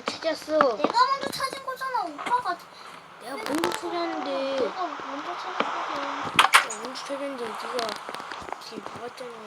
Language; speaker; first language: Korean; native; Korean